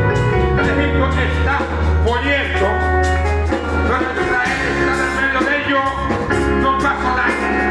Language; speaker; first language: Spanish; non-native, fluent; Haitian Creole